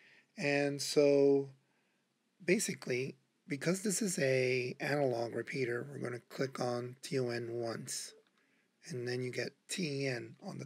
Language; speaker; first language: English; native; English